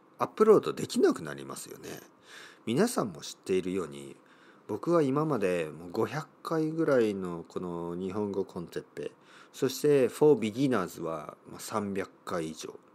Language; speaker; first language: Japanese; native; Japanese